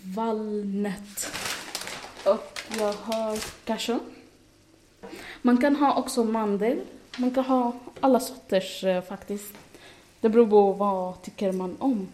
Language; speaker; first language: Swedish; non-native, learner; Arabic